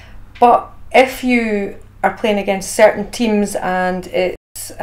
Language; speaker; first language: English; native; English